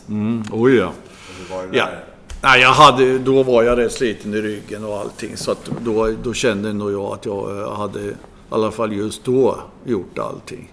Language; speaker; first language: Swedish; native; Swedish